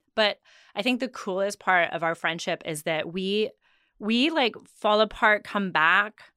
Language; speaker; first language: English; native; English